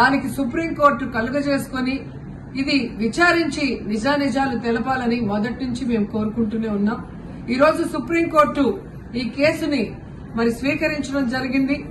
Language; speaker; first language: Telugu; native; Telugu